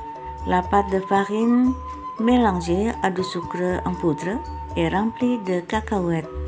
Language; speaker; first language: French; non-native, fluent; Indonesian